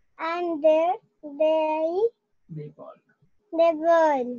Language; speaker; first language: English; non-native, learner; Spanish